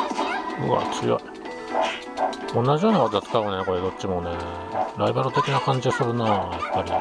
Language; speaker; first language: Japanese; native; Japanese